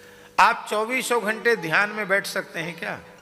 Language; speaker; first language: Hindi; native; Hindi